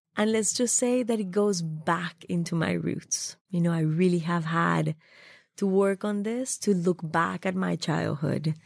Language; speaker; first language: English; non-native, fluent; Spanish